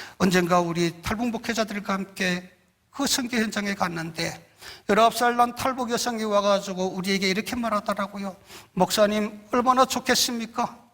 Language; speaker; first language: Korean; native; Korean